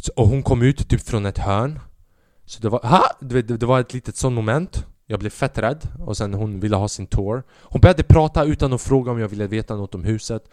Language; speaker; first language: Swedish; early bilingual, other home language; Albanian